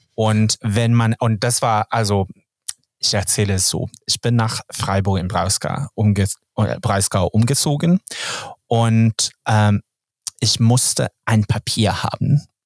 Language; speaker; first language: German; non-native, fluent; Swedish